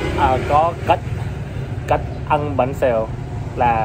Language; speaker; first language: Vietnamese; non-native, learner; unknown